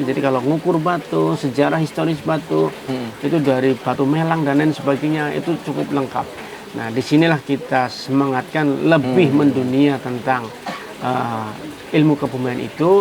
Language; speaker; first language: Indonesian; native; Indonesian